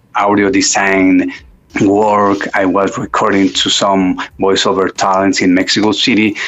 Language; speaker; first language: English; non-native, fluent; Spanish